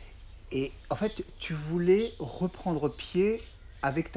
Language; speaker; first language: French; native; French